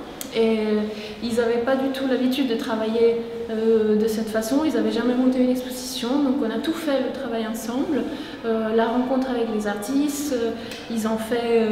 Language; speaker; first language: French; non-native, fluent; Spanish